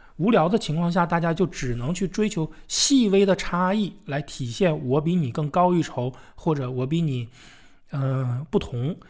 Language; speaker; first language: Chinese; native; Chinese